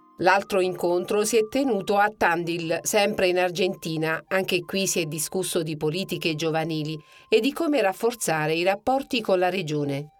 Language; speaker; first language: Italian; native; Italian